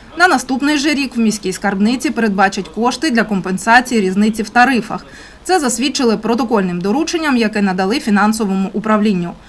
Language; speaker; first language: Ukrainian; native; Ukrainian